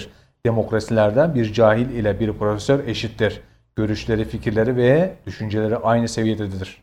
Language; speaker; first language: Turkish; native; Turkish